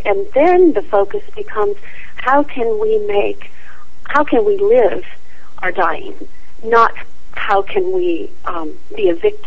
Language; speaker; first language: English; native; English